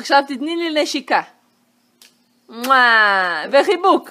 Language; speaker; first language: Hebrew; non-native, fluent; Portuguese